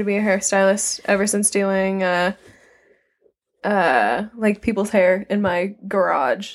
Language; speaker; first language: English; native; English